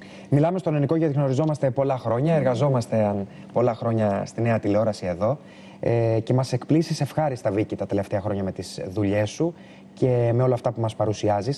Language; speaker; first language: Greek; native; Greek